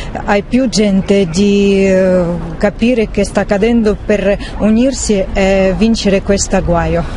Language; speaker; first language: Italian; non-native, learner; Russian